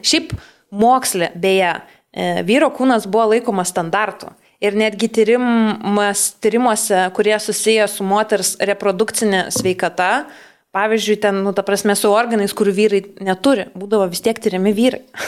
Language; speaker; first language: Lithuanian; native; Lithuanian